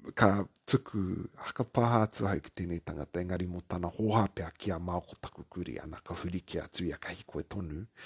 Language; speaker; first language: Māori; native; Māori